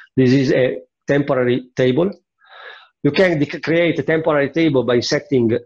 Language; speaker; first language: English; non-native, fluent; Italian